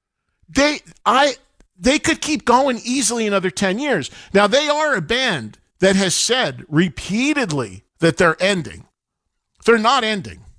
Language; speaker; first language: English; native; English